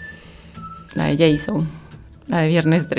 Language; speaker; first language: Spanish; native; Spanish